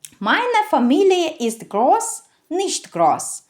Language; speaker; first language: German; non-native, fluent; Ukrainian